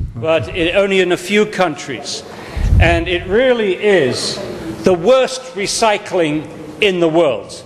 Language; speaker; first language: English; native; English